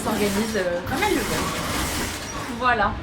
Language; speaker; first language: French; native; French